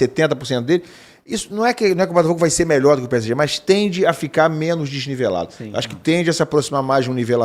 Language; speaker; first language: Portuguese; native; Portuguese